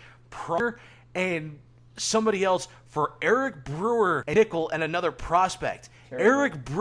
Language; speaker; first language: English; native; English